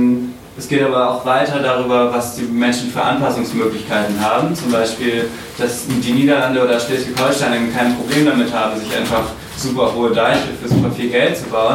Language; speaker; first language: German; native; German